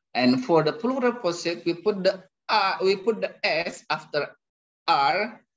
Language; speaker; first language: English; non-native, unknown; Indonesian